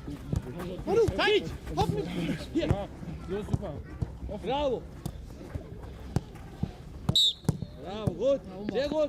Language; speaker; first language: German; non-native, learner; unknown